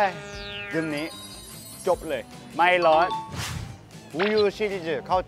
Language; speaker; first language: Thai; non-native, fluent; Korean